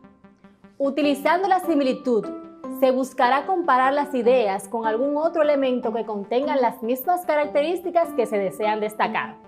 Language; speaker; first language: Spanish; native; Spanish